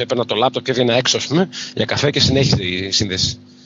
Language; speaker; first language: Greek; native; Greek